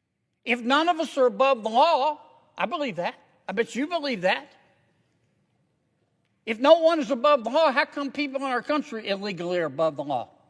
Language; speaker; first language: English; native; English